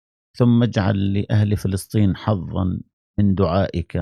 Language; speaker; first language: Arabic; native; Arabic